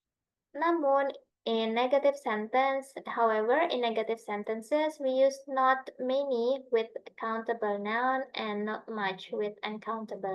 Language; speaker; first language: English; non-native, fluent; Indonesian